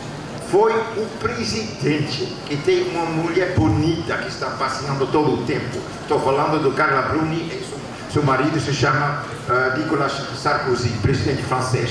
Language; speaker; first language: Portuguese; non-native, fluent; Dutch